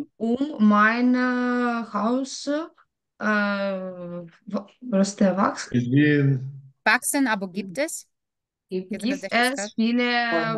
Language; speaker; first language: German; non-native, learner; Ukrainian